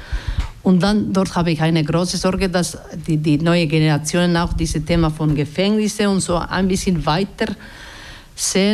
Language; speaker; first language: German; non-native, learner; Basque